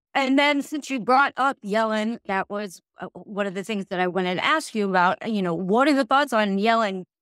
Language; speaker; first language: English; native; English